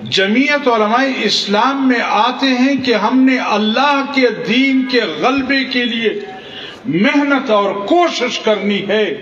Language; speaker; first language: Urdu; non-native, local second language; Pashto